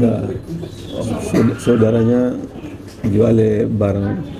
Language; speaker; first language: Indonesian; non-native, learner; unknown